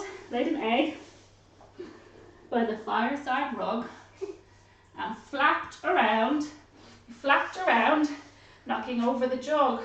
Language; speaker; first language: English; native; English